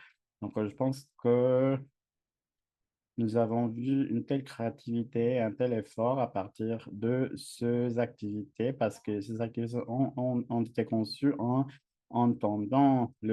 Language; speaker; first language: French; non-native, fluent; English